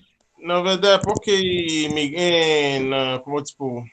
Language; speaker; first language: Portuguese; non-native, learner; Haitian Creole